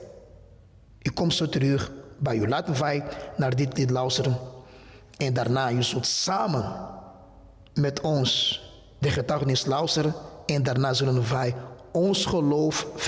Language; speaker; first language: Dutch; non-native, fluent; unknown